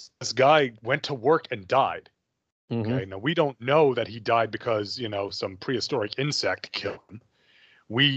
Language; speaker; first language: English; native; English